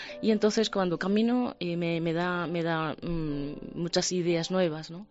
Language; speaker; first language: Spanish; non-native, fluent; Japanese